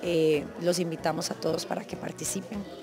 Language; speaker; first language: Spanish; native; Spanish